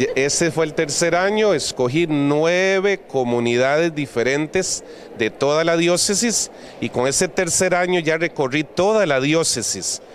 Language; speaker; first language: Spanish; native; Spanish